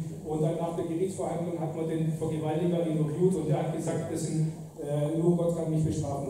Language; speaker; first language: German; native; German